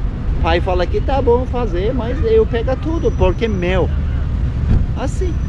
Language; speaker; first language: Portuguese; non-native, learner; Turkish